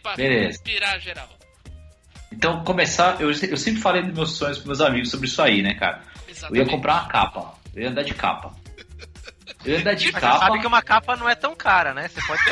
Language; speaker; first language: Portuguese; native; Portuguese